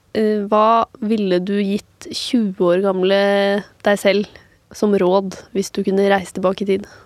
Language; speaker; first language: Norwegian; native; Norwegian